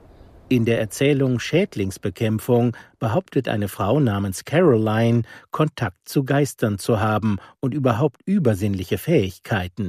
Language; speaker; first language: German; native; German